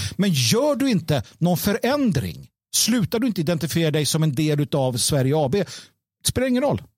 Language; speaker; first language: Swedish; native; Swedish